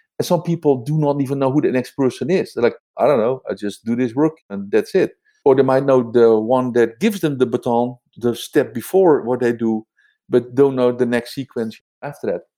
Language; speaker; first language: English; non-native, fluent; Dutch